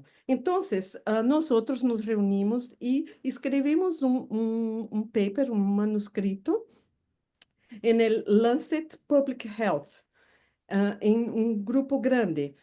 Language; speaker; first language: Spanish; non-native, fluent; Portuguese